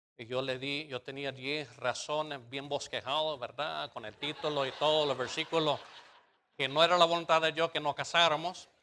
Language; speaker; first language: Spanish; non-native, fluent; English